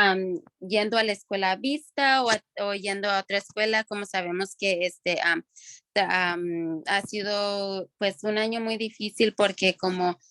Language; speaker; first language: Spanish; early bilingual, other home language; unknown